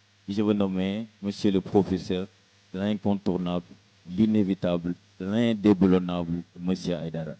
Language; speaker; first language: French; non-native, local second language; Wolof